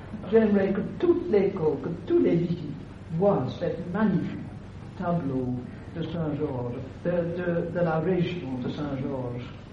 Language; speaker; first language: French; non-native, fluent; English